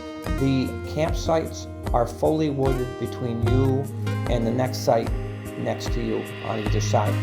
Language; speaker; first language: English; native; English